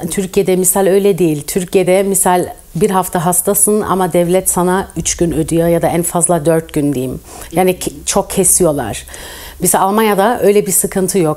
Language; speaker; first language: Turkish; early bilingual, heritage; Turkish